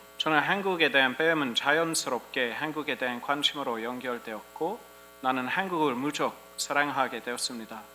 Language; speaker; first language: Korean; non-native, fluent; English